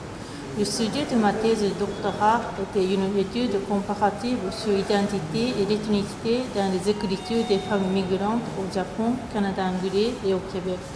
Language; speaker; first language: French; non-native, fluent; Japanese